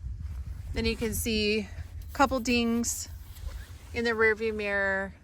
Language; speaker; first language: English; native; English